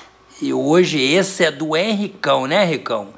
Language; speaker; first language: Portuguese; native; Portuguese